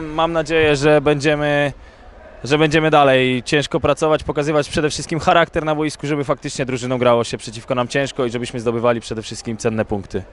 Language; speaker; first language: Polish; native; Polish